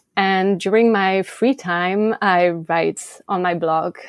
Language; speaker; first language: English; non-native, fluent; French